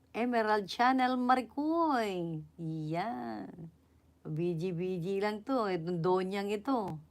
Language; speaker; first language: Filipino; non-native, local second language; Iloko